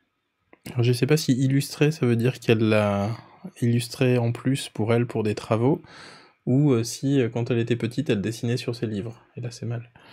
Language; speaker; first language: French; native; French